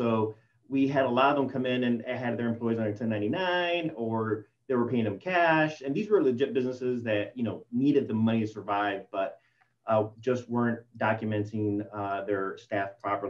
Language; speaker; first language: English; early bilingual, other home language; Spanish